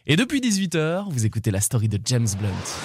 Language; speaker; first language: French; native; French